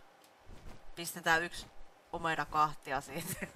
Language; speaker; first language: Finnish; native; Finnish